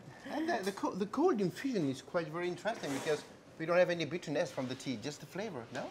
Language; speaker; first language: English; non-native, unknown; French